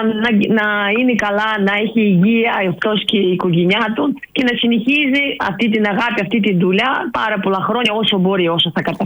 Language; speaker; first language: Greek; non-native, learner; Russian